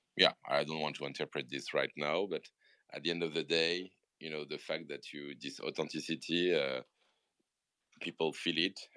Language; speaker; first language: English; non-native, fluent; French